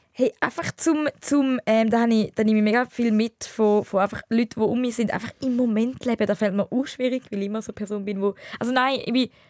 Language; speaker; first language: German; early bilingual, other home language; Tamil